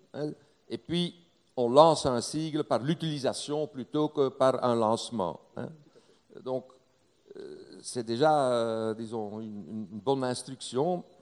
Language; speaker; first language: French; native; French